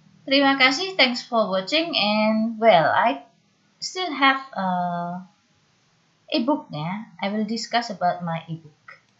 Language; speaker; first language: English; non-native, fluent; Indonesian